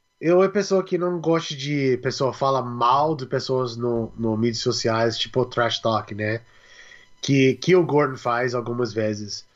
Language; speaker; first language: Portuguese; non-native, learner; English